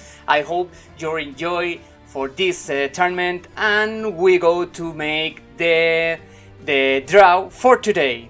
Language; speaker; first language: English; non-native, learner; Spanish